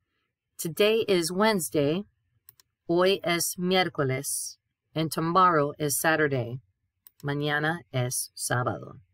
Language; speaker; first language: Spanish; non-native, fluent; English